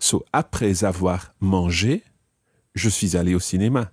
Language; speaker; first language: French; non-native, fluent; English